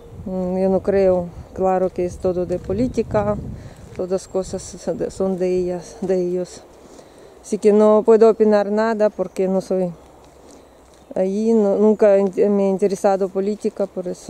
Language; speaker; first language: Spanish; non-native, learner; Russian